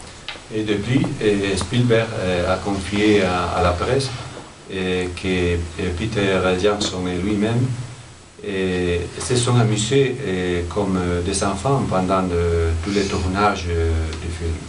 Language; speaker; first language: French; non-native, learner; Spanish